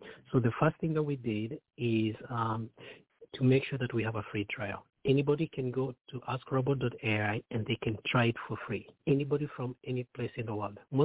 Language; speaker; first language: English; non-native, local second language; Kikuyu